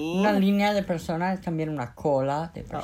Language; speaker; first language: Spanish; non-native, fluent; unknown